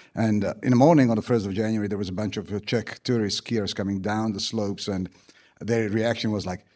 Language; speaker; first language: English; non-native, fluent; Slovak